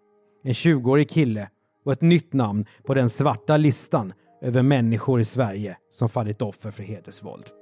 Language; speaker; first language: Swedish; native; Swedish